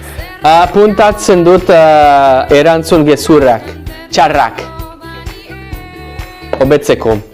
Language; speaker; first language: Basque; non-native, learner; English